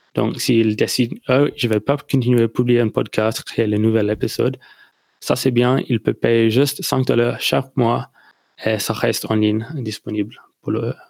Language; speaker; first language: French; non-native, learner; English